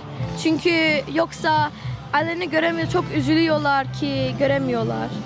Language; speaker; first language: Turkish; early bilingual, heritage; Kurdish